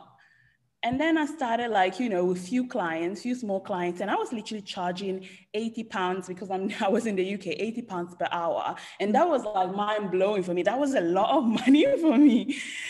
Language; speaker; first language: English; non-native, fluent; Italian